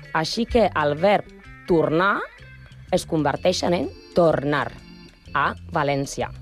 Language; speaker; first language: Catalan; non-native, learner; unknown